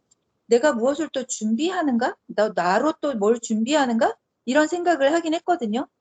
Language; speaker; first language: Korean; native; Korean